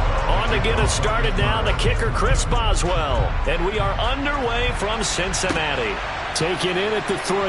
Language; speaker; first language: English; native; English